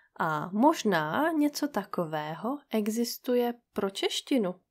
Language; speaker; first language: Czech; native; Czech